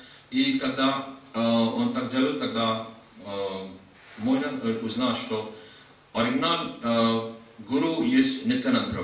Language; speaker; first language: Russian; non-native, learner; Hindi